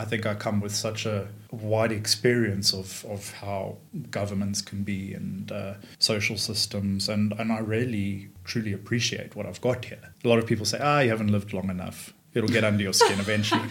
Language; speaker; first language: English; native; English